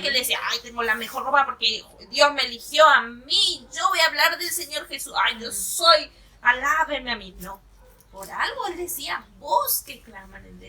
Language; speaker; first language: Spanish; native; Spanish